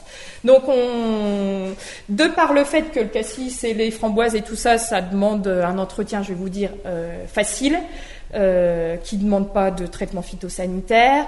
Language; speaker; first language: French; native; French